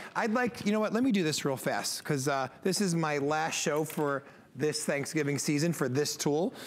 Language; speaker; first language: English; native; English